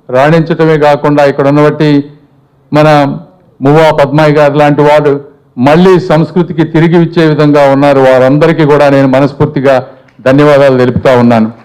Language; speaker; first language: Telugu; native; Telugu